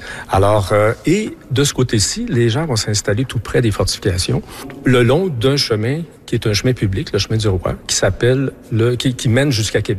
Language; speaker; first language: French; native; French